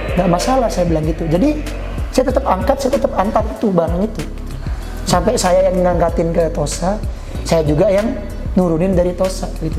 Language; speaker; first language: Indonesian; native; Indonesian